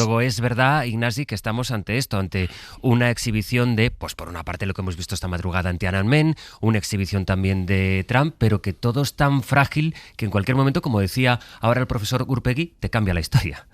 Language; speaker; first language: Spanish; native; Spanish